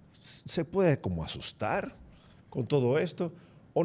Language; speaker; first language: Spanish; native; Spanish